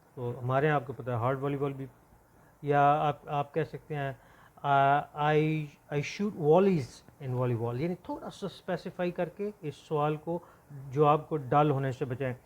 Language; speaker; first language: Urdu; non-native, local second language; Punjabi